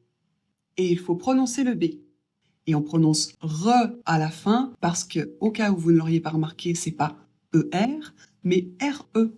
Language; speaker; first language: French; native; French